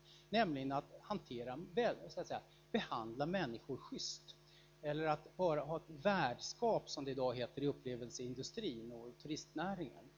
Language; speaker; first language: Swedish; native; Swedish